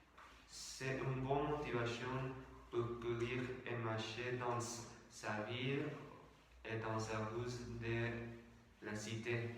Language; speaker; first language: French; non-native, learner; Spanish